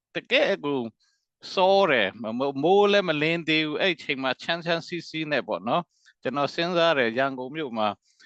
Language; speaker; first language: Burmese; non-native, local second language; Mizo